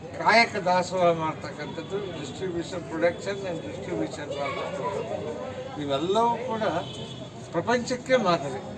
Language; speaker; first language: Kannada; non-native, local second language; Lambadi